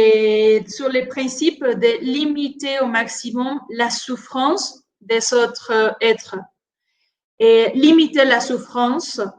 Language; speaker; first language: French; non-native, fluent; Spanish